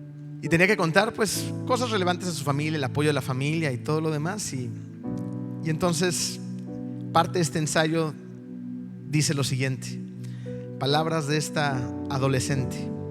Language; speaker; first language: Spanish; native; Spanish